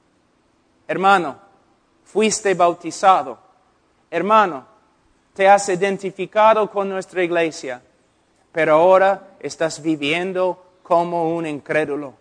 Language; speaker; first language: Spanish; non-native, fluent; English